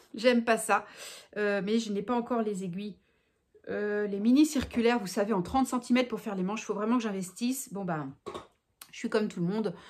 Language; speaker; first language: French; native; French